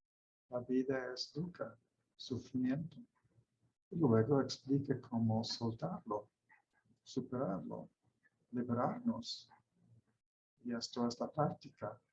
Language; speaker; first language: Spanish; non-native, fluent; English